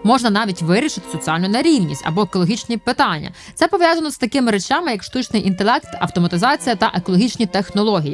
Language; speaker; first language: Ukrainian; native; Ukrainian